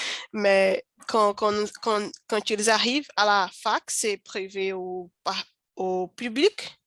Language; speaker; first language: French; non-native, learner; Portuguese